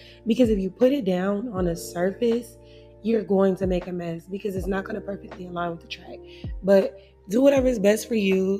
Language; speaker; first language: English; native; English